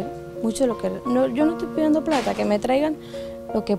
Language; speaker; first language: Spanish; native; Spanish